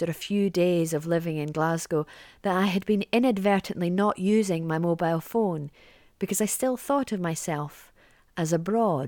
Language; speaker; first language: English; native; English